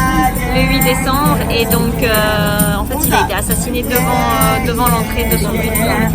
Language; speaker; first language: French; native; French